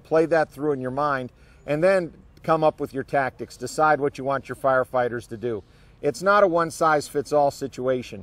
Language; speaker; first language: English; native; English